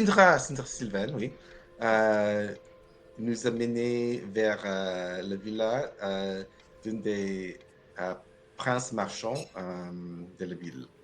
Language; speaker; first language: French; non-native, learner; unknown